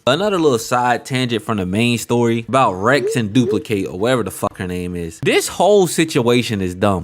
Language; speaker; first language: English; native; English